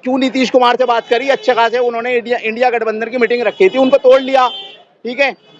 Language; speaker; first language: Hindi; native; Hindi